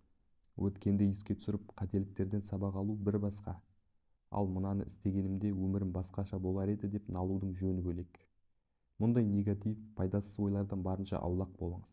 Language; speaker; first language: Kazakh; native; Kazakh